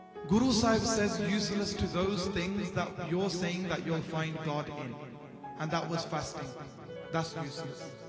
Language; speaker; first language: English; early bilingual, other home language; Punjabi